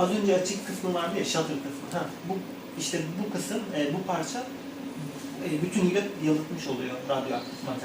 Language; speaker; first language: Turkish; native; Turkish